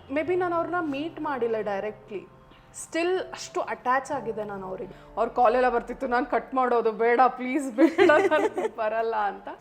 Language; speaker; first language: Kannada; native; Kannada